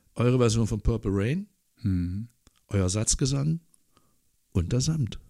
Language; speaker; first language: German; non-native, local second language; English